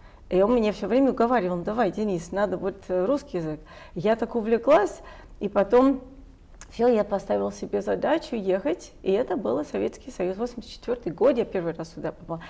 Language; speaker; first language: Russian; non-native, fluent; English